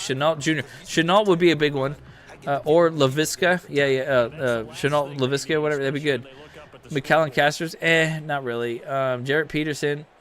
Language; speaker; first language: English; native; English